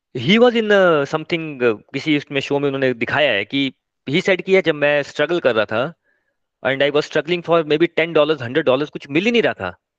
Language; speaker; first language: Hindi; non-native, local second language; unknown